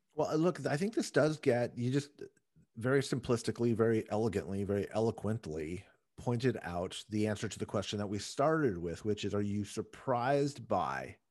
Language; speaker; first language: English; native; English